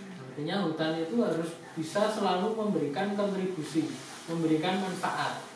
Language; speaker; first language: Indonesian; native; Indonesian